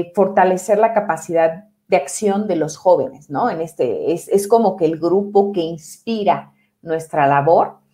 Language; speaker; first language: Spanish; native; Spanish